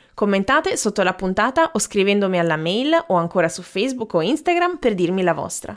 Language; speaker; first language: Italian; native; Italian